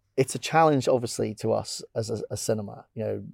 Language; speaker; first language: English; native; English